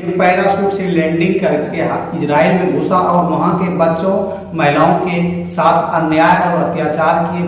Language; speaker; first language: Hindi; native; Hindi